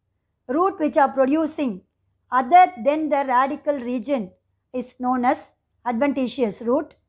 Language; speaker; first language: English; non-native, local second language; Tamil